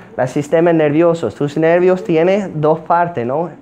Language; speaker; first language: Spanish; non-native, fluent; English